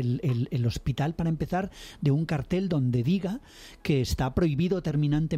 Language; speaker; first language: Spanish; native; Spanish